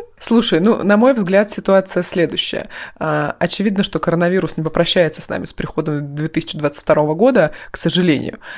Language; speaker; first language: Russian; native; Russian